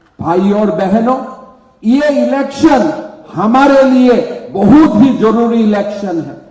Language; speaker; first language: Hindi; non-native, local second language; Assamese